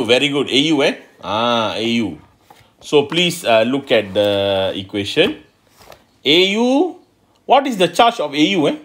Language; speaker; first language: English; non-native, local second language; Malay